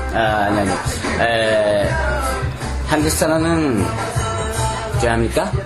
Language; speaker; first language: Korean; non-native, learner; Japanese